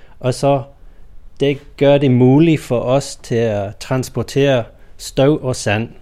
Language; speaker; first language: Danish; non-native, fluent; English